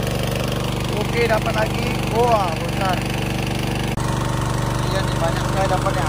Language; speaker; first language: Indonesian; native; Indonesian